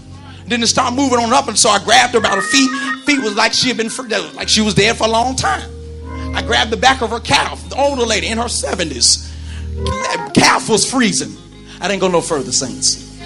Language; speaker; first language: English; native; English